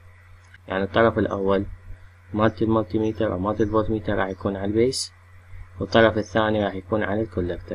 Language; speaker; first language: Arabic; native; Arabic